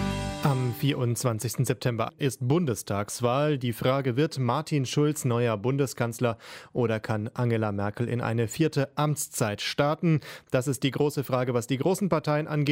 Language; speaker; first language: German; native; German